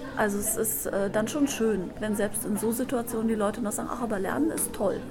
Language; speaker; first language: German; native; German